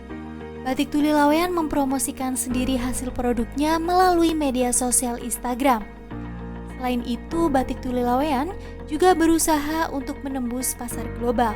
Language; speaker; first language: Indonesian; native; Indonesian